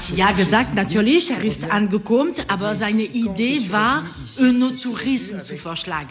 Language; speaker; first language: German; non-native, learner; French